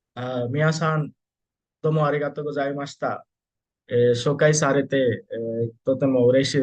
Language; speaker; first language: Japanese; non-native, fluent; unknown